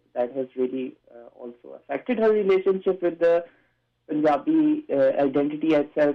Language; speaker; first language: English; non-native, local second language; Punjabi